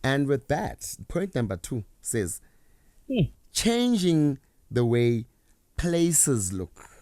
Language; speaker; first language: English; non-native, local second language; Zulu